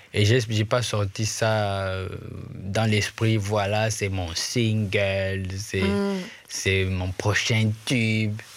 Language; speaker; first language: French; non-native, local second language; Swahili